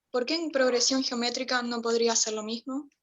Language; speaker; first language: Spanish; native; Spanish